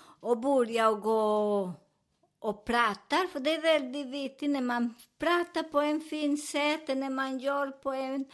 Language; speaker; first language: Swedish; non-native, fluent; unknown